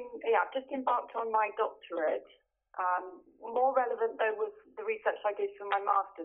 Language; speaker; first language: English; native; English